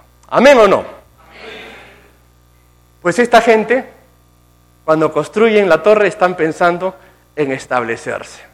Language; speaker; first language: Spanish; native; Spanish